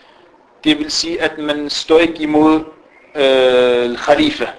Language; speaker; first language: Danish; non-native, fluent; Arabic